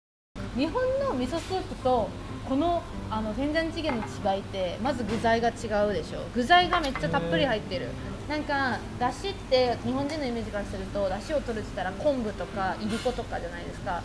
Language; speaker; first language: Japanese; native; Japanese